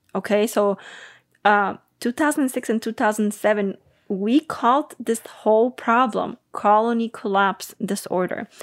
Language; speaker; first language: English; non-native, fluent; Bulgarian